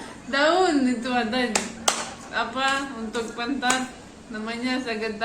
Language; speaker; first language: Indonesian; non-native, learner; Russian